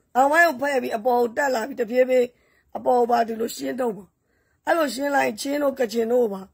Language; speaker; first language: Burmese; native; Burmese